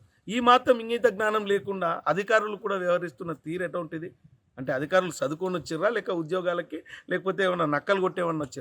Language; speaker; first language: Telugu; native; Telugu